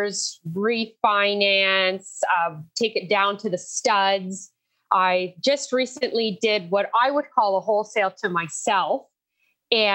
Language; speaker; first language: English; native; English